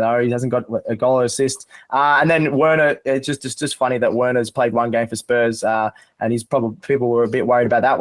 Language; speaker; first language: English; native; English